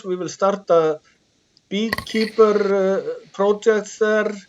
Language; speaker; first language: English; non-native, fluent; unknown